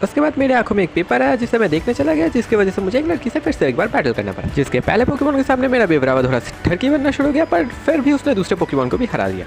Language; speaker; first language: Hindi; native; Hindi